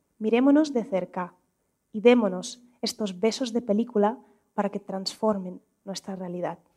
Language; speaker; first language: Spanish; non-native, fluent; Russian